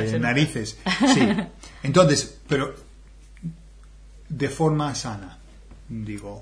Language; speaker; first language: Spanish; non-native, fluent; English